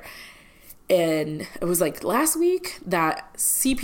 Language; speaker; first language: English; early bilingual, other home language; Malayalam